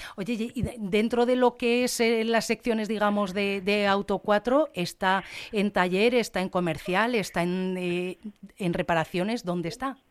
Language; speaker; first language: Spanish; native; Spanish